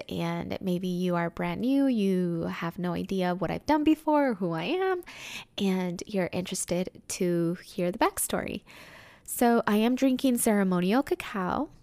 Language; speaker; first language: English; early bilingual, other home language; Spanish